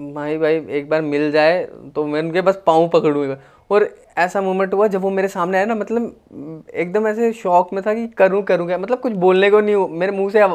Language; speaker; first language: Hindi; native; Hindi